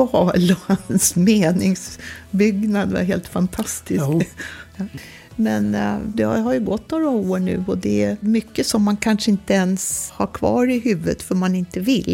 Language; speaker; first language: Swedish; native; Swedish